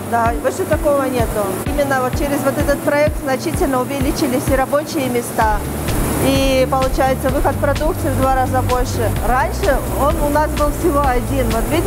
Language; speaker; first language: Russian; non-native, local second language; Kyrgyz